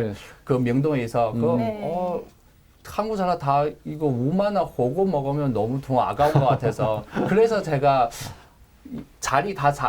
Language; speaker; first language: Korean; non-native, learner; Chinese